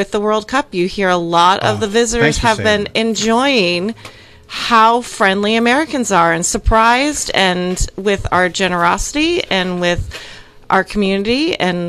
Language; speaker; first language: English; native; English